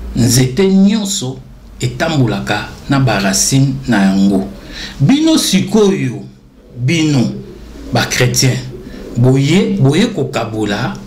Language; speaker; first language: Lingala; non-native, local second language; Kongo